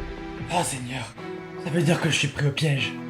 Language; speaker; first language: French; native; French